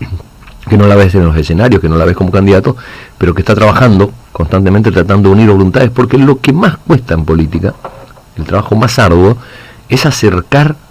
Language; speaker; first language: Spanish; native; Spanish